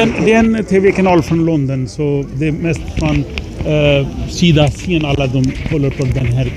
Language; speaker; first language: Swedish; non-native, learner; Urdu